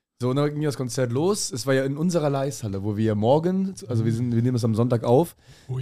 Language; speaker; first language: German; native; German